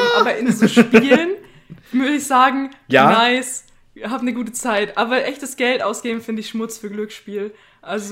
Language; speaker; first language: German; native; German